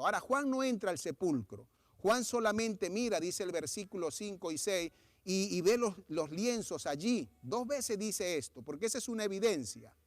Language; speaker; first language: Spanish; native; Spanish